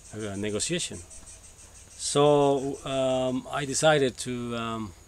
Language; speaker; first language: English; non-native, fluent; Spanish